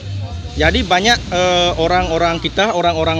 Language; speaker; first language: Indonesian; non-native, local second language; Balinese